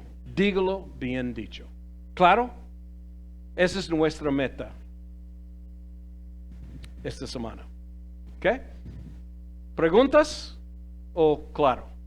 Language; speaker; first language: Spanish; non-native, fluent; English